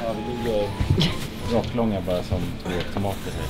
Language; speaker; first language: Swedish; native; Swedish